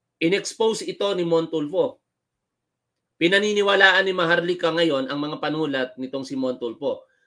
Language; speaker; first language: Filipino; native; Filipino